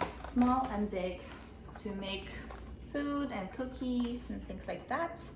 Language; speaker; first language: English; non-native, fluent; Mongolian